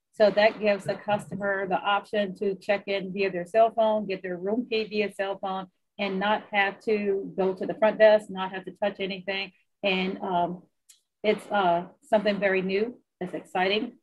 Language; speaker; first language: English; native; English